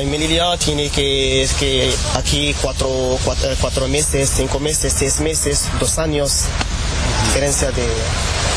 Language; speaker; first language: Spanish; non-native, learner; Arabic